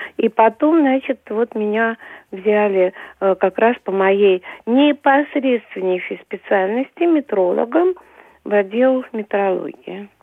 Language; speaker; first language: Russian; native; Russian